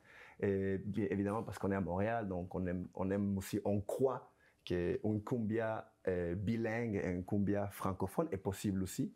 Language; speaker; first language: French; non-native, fluent; Spanish